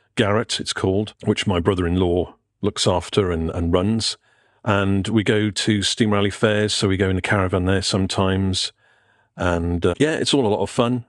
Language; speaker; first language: English; native; English